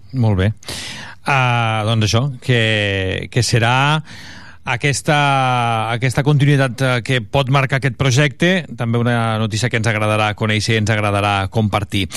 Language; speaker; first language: Catalan; native; Catalan